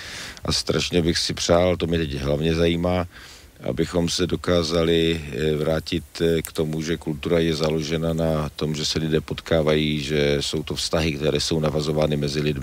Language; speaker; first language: Czech; native; Czech